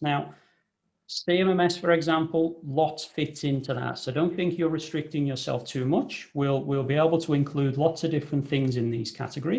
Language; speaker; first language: English; native; English